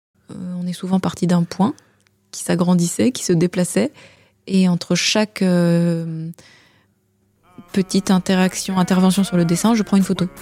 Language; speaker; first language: French; native; French